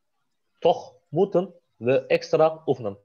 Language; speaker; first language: Dutch; non-native, learner; Turkish